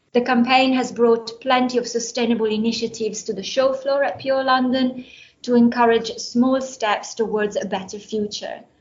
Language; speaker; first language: English; non-native, fluent; Italian